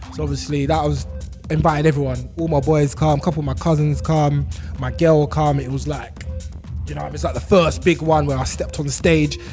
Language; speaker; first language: English; native; English